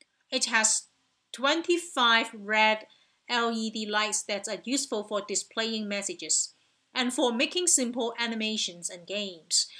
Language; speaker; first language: English; non-native, local second language; Cantonese